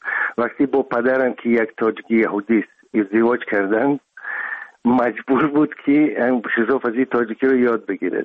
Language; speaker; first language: Persian; non-native, local second language; Russian